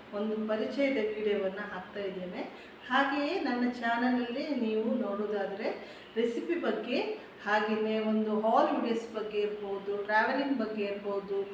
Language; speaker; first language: Kannada; native; Kannada